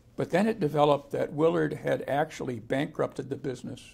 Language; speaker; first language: English; native; English